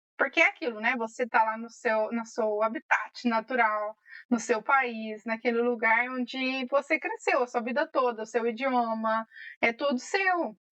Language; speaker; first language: Portuguese; native; Portuguese